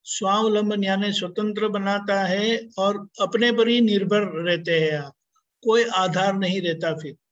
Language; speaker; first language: Hindi; non-native, local second language; Gujarati